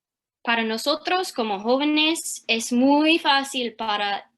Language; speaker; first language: Spanish; early bilingual, heritage; English